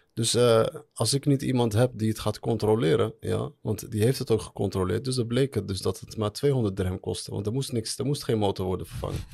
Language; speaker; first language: Dutch; early bilingual, other home language; Arabic